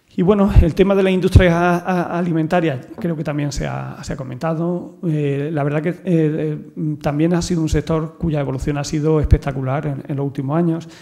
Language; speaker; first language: Spanish; native; Spanish